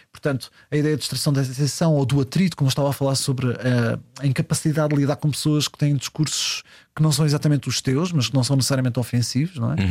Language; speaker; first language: Portuguese; early bilingual, heritage; Portuguese